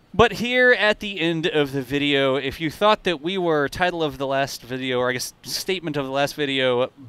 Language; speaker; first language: English; native; English